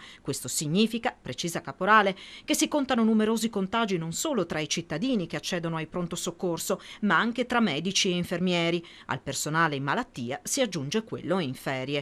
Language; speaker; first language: Italian; native; Italian